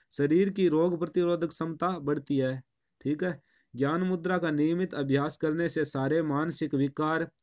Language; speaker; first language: Hindi; native; Hindi